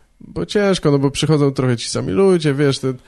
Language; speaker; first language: Polish; native; Polish